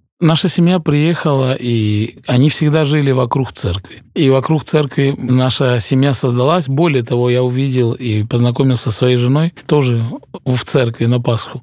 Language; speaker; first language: Russian; early bilingual, heritage; Russian